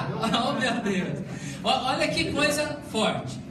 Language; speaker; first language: Portuguese; native; Portuguese